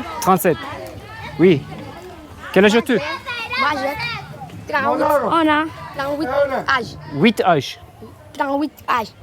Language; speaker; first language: French; non-native, learner; Turkish